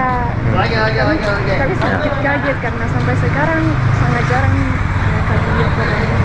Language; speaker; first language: Indonesian; non-native, learner; English